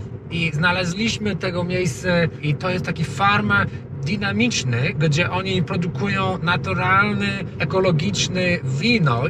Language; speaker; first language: Polish; non-native, learner; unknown